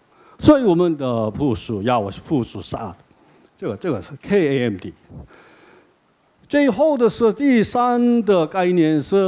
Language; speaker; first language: Chinese; non-native, learner; Korean